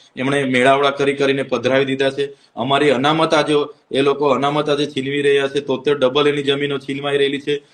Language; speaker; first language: Gujarati; non-native, local second language; Vasavi